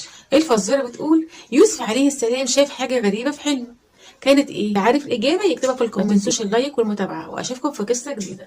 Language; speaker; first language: Arabic; native; Arabic